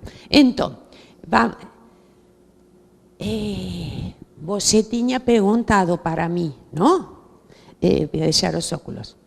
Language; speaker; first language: Portuguese; non-native, fluent; Spanish